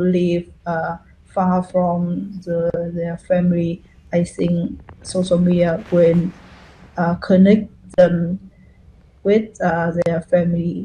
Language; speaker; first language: English; non-native, learner; Vietnamese